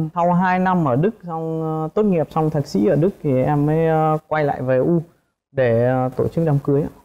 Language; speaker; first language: Vietnamese; early bilingual, heritage; Ukrainian